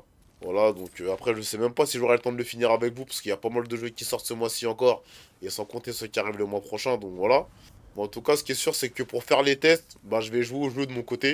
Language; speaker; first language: French; native; French